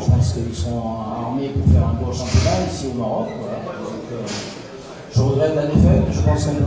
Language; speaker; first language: French; native; French